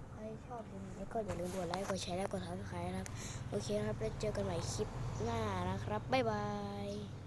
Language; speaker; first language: Thai; native; Thai